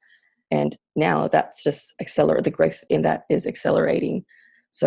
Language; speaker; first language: English; non-native, local second language; Filipino